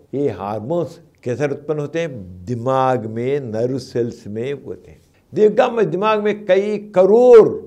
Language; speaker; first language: Hindi; non-native, local second language; Telugu